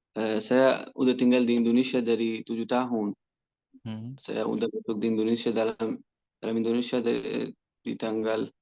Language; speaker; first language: Indonesian; non-native, learner; Persian